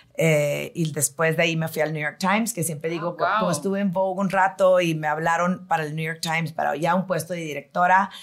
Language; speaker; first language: Spanish; early bilingual, heritage; Spanish